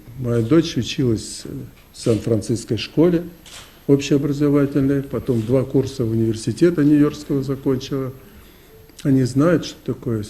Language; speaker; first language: Russian; native; Russian